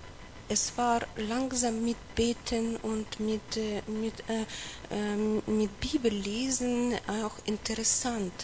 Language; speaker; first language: German; non-native, learner; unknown